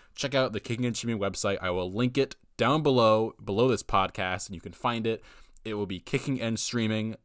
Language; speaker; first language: English; native; English